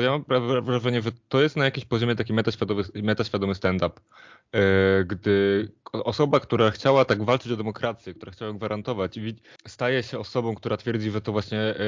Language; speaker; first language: Polish; native; Polish